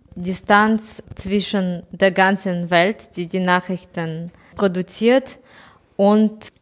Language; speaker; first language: German; non-native, fluent; Russian